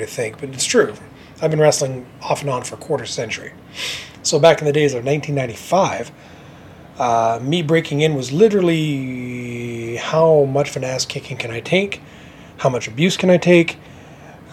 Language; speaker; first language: English; native; English